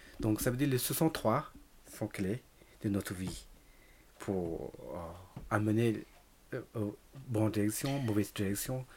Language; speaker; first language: French; non-native, learner; Tibetan